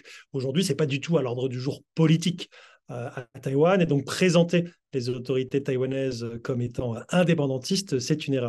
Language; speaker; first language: French; native; French